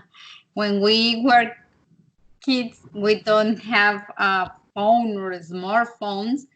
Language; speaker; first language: English; non-native, learner; Spanish